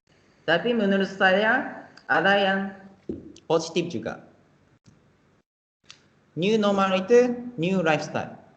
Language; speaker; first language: Indonesian; non-native, fluent; Japanese